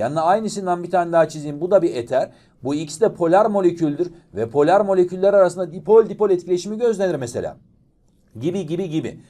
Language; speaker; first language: Turkish; native; Turkish